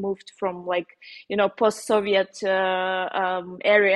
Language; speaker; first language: English; non-native, fluent; Russian